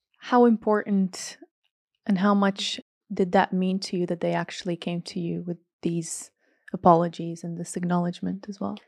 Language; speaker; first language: English; non-native, fluent; Latvian